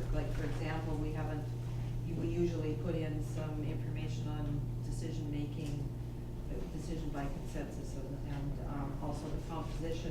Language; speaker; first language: English; native; English